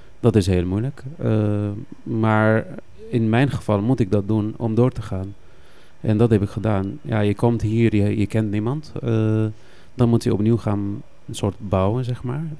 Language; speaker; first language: Dutch; non-native, fluent; Arabic